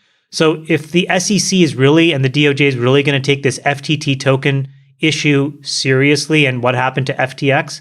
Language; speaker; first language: English; native; English